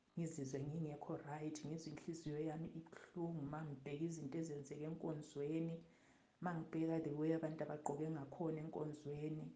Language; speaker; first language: Zulu; native; Zulu